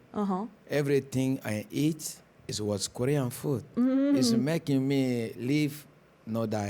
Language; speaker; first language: English; non-native, learner; Bambara